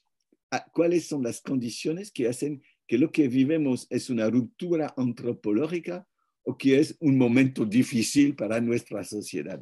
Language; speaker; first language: Spanish; non-native, fluent; French